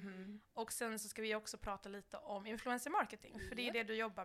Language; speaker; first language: Swedish; native; Swedish